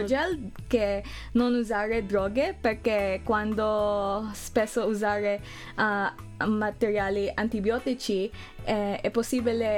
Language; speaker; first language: Italian; non-native, learner; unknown